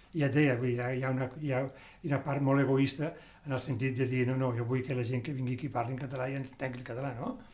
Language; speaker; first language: Catalan; native; Catalan